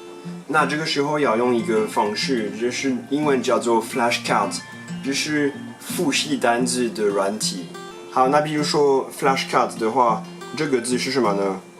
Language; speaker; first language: Chinese; non-native, fluent; French